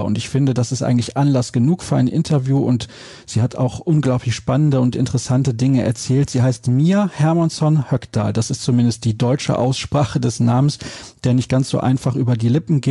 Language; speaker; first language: German; native; German